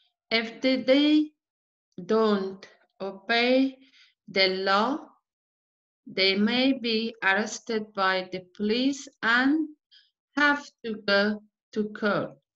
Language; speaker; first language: English; non-native, learner; Persian